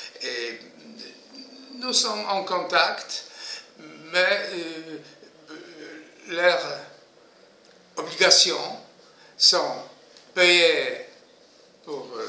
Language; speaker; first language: French; non-native, fluent; Polish